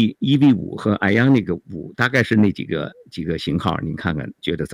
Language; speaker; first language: Chinese; native; Chinese